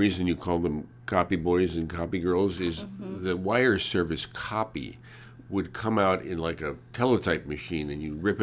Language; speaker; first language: English; early bilingual, other home language; Hungarian